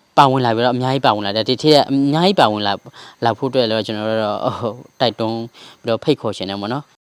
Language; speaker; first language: Burmese; non-native, local second language; S'gaw Karen